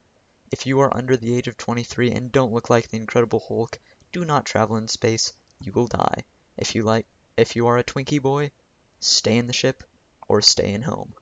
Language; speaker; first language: English; native; English